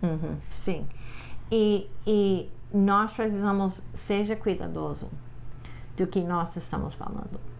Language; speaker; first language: Portuguese; non-native, fluent; English